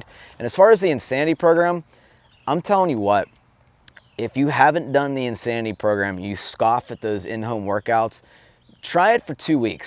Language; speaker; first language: English; native; English